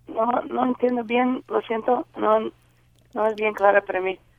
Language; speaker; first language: Spanish; non-native, learner; English